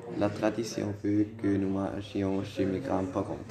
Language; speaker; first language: French; non-native, learner; German